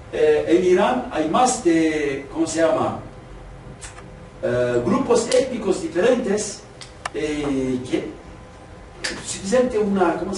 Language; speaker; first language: Spanish; non-native, fluent; Kurdish